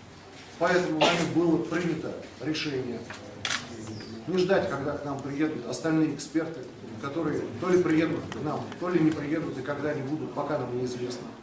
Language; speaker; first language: Russian; native; Russian